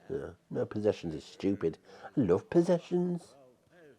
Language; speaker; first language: English; native; English